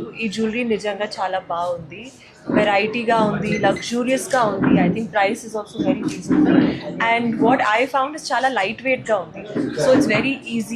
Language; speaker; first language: Telugu; non-native, fluent; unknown